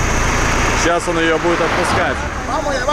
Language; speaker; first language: Russian; native; Russian